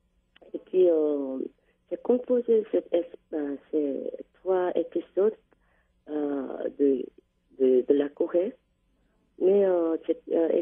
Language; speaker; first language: French; non-native, learner; Korean